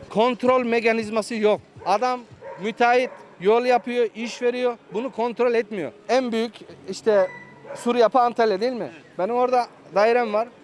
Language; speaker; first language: Turkish; native; Turkish